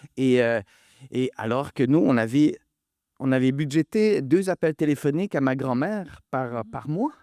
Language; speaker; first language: French; early bilingual, other home language; Hungarian